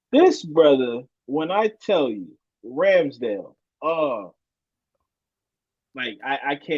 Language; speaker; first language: English; native; English